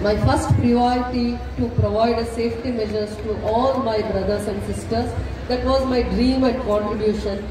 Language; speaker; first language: English; non-native, local second language; Kannada